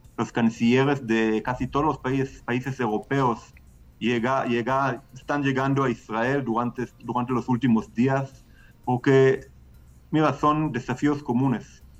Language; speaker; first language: Spanish; non-native, fluent; Hebrew